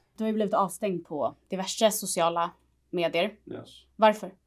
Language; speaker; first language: Swedish; native; Swedish